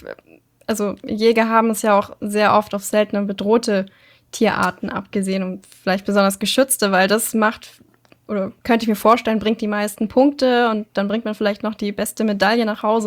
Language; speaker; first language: German; native; German